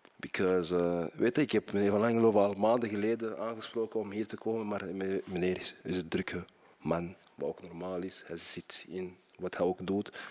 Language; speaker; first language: Dutch; early bilingual, other home language; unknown